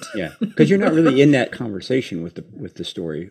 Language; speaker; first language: English; native; English